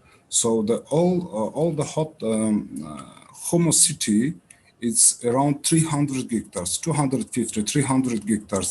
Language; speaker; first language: English; non-native, learner; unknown